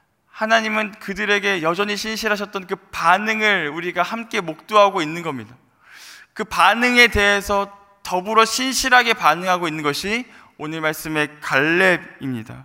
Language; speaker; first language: Korean; native; Korean